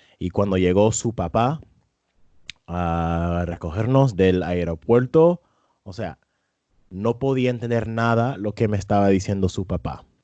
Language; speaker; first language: Spanish; non-native, fluent; English